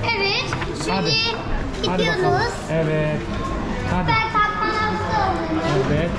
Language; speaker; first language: Turkish; early bilingual, heritage; Turkish